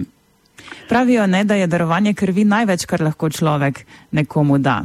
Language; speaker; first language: Slovenian; native; Slovenian